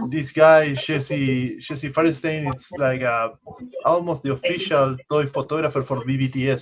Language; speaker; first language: English; non-native, fluent; Spanish